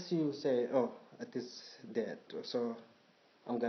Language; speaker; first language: English; non-native, learner; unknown